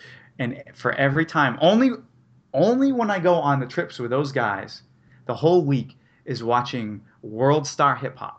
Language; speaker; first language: English; native; English